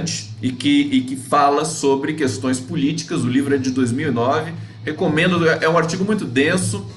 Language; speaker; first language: Portuguese; native; Portuguese